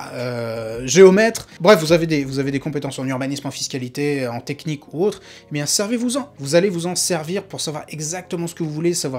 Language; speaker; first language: French; native; French